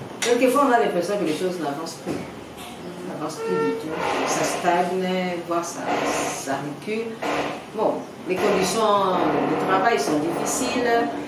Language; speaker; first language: French; non-native, local second language; Lingala